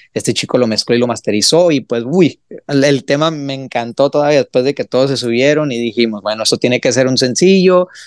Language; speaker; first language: Spanish; early bilingual, heritage; Spanish